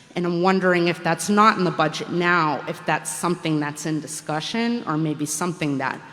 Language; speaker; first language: English; native; English